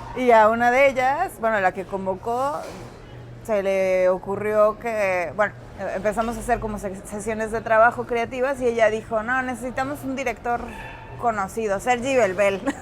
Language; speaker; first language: Spanish; native; Spanish